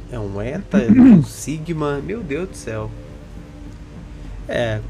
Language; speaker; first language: Portuguese; native; Portuguese